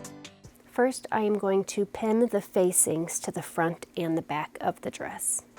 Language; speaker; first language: English; native; English